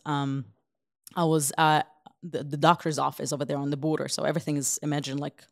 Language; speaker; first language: English; non-native, fluent; Hebrew